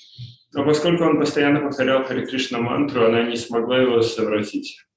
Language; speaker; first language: Russian; native; Russian